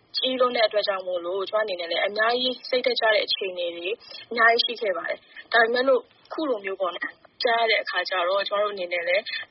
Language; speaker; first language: Burmese; non-native, local second language; Kachin